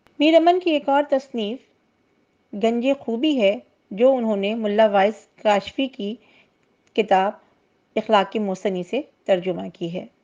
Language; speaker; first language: Urdu; native; Urdu